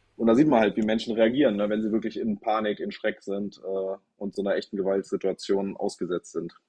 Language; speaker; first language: German; native; German